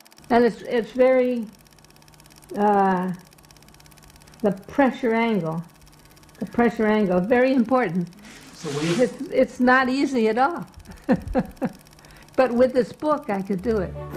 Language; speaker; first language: English; native; English